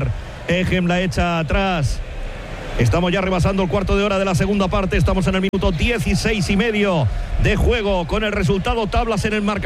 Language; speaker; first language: Spanish; native; Spanish